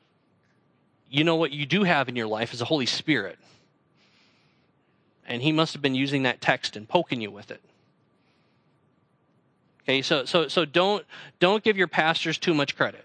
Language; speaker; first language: English; native; English